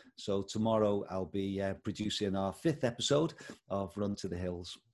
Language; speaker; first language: English; native; English